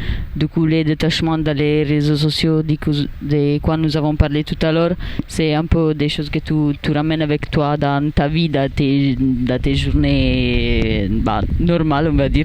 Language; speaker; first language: French; non-native, learner; Italian